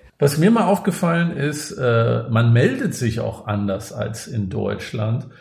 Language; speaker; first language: German; native; German